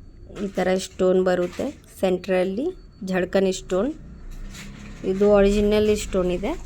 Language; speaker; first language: Kannada; non-native, local second language; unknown